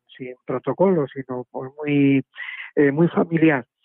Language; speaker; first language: Spanish; native; Spanish